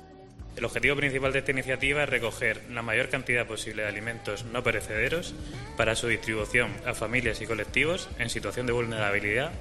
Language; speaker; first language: Spanish; native; Spanish